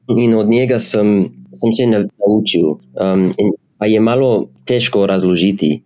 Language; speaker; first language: Slovenian; non-native, fluent; English